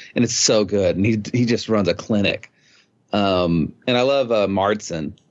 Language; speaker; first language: English; native; English